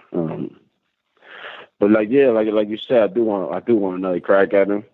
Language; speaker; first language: English; native; English